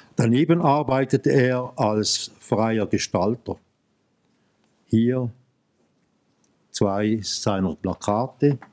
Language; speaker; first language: German; native; German